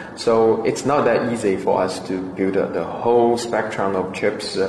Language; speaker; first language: English; non-native, fluent; Chinese